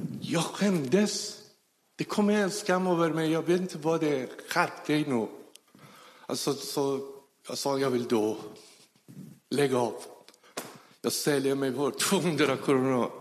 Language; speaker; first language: Swedish; non-native, fluent; Persian